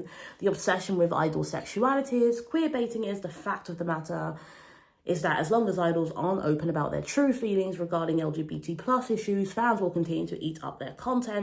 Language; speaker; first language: English; native; English